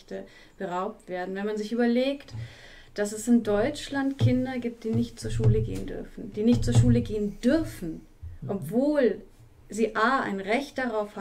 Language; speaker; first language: German; native; German